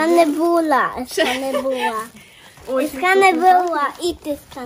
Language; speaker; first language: Russian; early bilingual, heritage; Russian